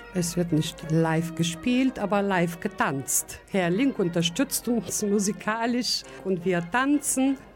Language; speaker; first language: German; non-native, fluent; Bulgarian